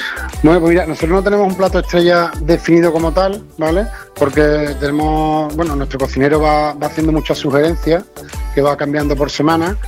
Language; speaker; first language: Spanish; native; Spanish